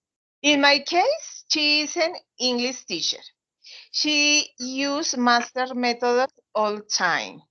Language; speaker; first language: English; non-native, learner; Spanish